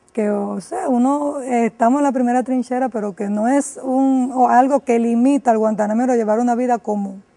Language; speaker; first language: Spanish; native; Spanish